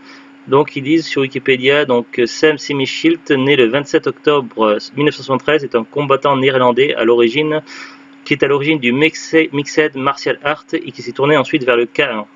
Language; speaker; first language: French; native; French